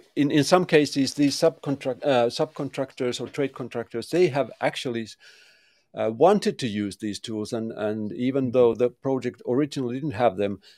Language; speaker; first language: English; non-native, fluent; Finnish